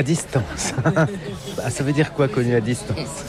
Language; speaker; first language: French; native; French